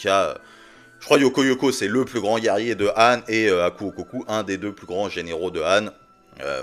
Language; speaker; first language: French; native; French